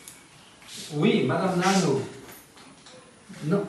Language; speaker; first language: French; native; French